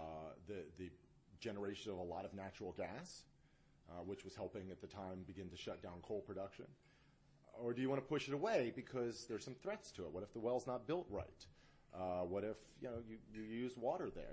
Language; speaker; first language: English; native; English